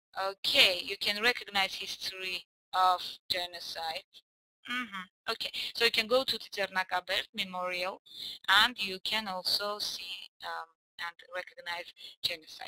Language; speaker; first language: English; non-native, fluent; Armenian